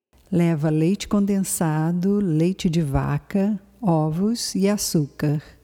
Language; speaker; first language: Portuguese; native; Portuguese